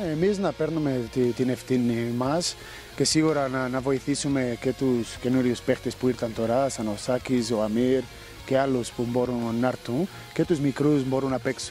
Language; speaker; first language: Greek; non-native, fluent; Portuguese